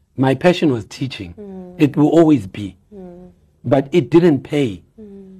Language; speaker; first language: English; non-native, local second language; Xhosa